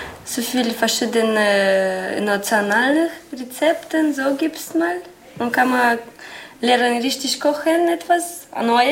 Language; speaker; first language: German; non-native, learner; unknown